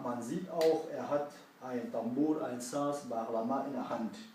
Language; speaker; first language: German; early bilingual, other home language; Kurdish